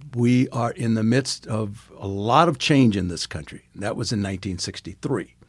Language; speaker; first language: English; native; English